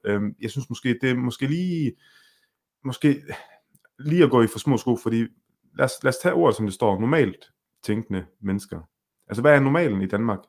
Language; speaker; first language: Danish; early bilingual, other home language; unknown